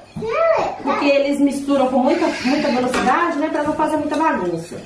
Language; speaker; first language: Portuguese; native; Portuguese